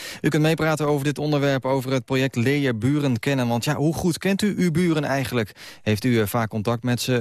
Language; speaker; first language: Dutch; native; Dutch